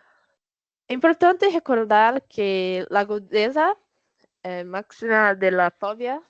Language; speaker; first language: Spanish; non-native, learner; Portuguese